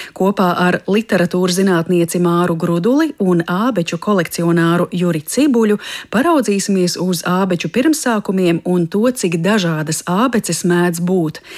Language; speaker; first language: Latvian; native; Latvian